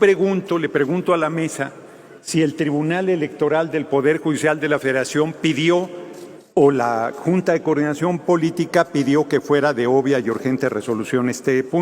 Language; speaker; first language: Spanish; native; Spanish